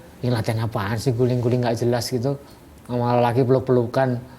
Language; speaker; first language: Indonesian; non-native, local second language; Javanese